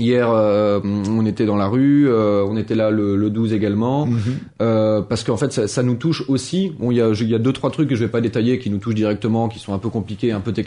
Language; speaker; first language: French; native; French